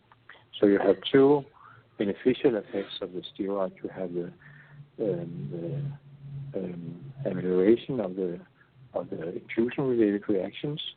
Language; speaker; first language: English; non-native, fluent; Danish